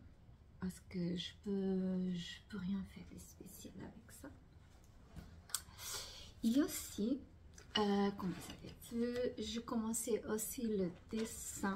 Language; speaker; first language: French; non-native, fluent; Portuguese